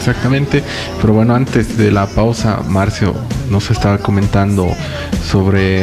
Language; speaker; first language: Spanish; native; Spanish